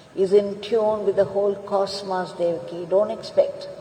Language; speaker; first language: English; non-native, local second language; Tamil